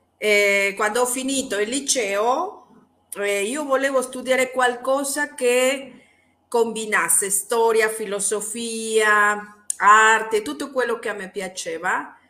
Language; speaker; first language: Italian; non-native, fluent; Spanish